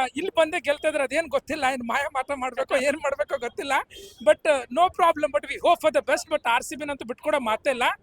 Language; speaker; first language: Kannada; native; Kannada